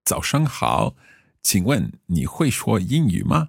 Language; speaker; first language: Chinese; non-native, learner; English